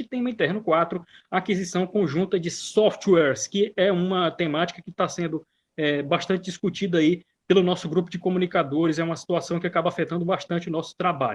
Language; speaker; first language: Portuguese; native; Portuguese